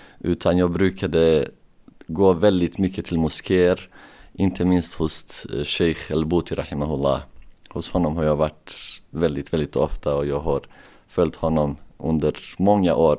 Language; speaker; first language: Swedish; non-native, local second language; Bosnian